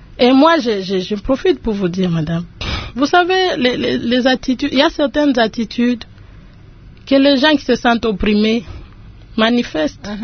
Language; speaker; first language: French; non-native, local second language; Lingala